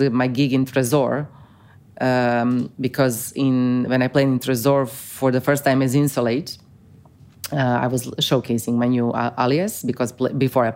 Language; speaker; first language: English; non-native, fluent; Croatian